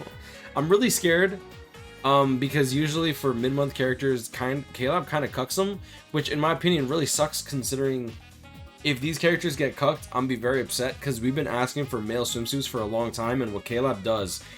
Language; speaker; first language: English; native; English